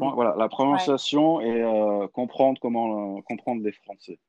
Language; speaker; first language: French; native; French